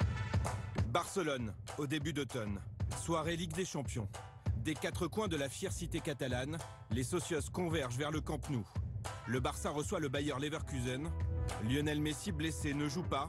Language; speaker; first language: French; native; French